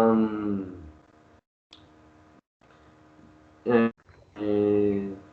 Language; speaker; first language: English; non-native, learner; Spanish